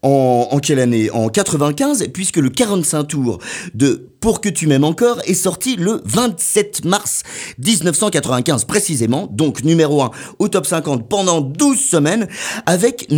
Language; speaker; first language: French; native; French